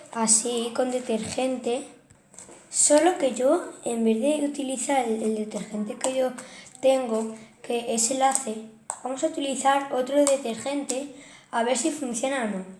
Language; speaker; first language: Spanish; native; Spanish